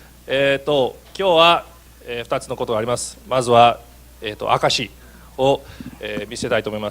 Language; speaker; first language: Japanese; non-native, fluent; English